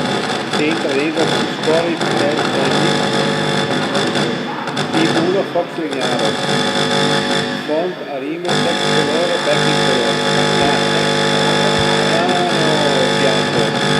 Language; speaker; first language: Italian; native; Italian